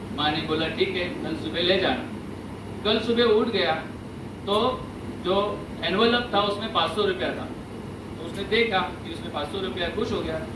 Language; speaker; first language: Hindi; non-native, local second language; Marathi